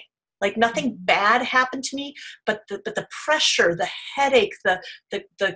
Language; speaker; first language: English; native; English